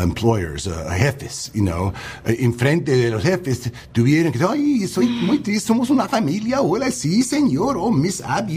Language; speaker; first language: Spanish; non-native, learner; English